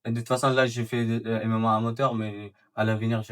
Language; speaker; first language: French; non-native, fluent; Persian